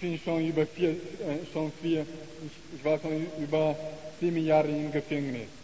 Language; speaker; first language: German; non-native, learner; Chinese